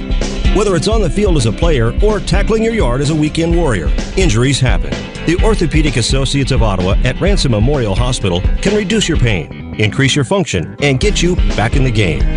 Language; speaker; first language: English; native; English